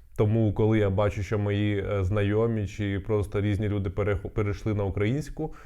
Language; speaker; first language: Ukrainian; non-native, local second language; Russian